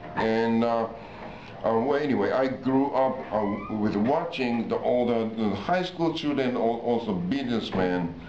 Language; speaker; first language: English; non-native, fluent; Japanese